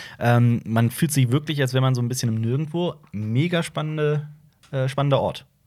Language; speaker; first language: German; early bilingual, other home language; Turkish